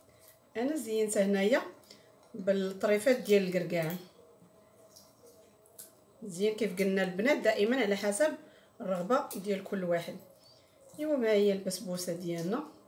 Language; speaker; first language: Arabic; native; Arabic